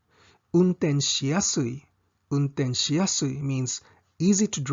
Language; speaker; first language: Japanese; non-native, fluent; English